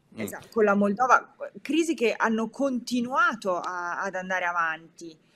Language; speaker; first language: Italian; native; Italian